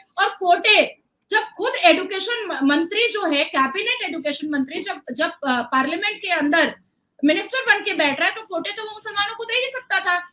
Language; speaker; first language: Hindi; native; Hindi